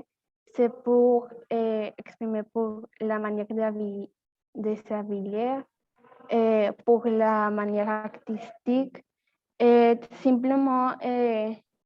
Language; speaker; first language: French; non-native, learner; Spanish